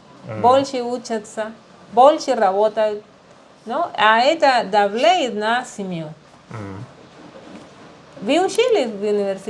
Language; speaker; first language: Russian; non-native, learner; Spanish